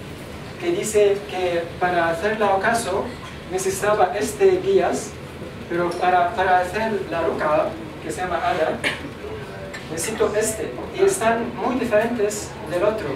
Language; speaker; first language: Spanish; non-native, learner; Arabic